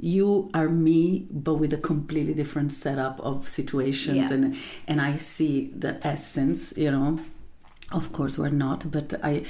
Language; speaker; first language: English; non-native, fluent; Italian